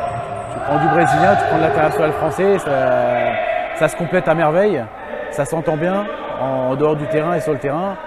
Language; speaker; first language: French; native; French